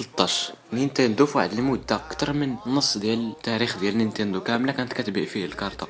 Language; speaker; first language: Arabic; native; Arabic